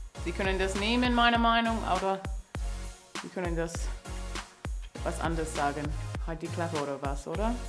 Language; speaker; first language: German; non-native, learner; English